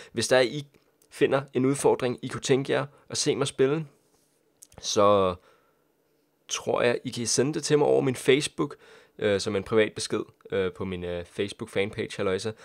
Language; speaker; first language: Danish; native; Danish